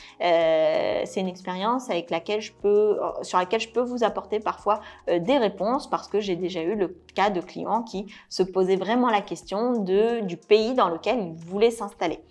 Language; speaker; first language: French; early bilingual, other home language; Korean